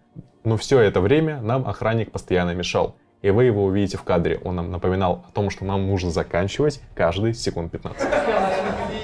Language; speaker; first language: Russian; native; Russian